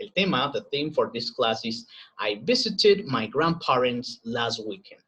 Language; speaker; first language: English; non-native, fluent; Spanish